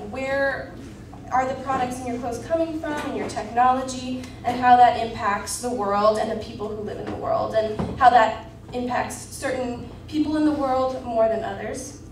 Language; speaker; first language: English; native; English